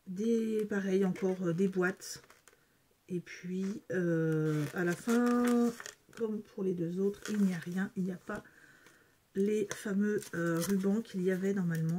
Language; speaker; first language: French; native; French